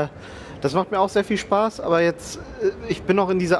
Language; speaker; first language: German; native; German